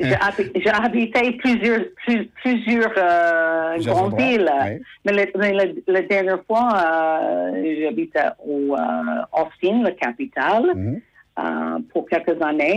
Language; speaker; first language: French; non-native, fluent; English